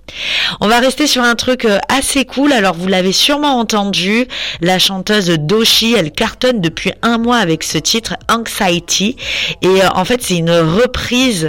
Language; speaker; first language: French; native; French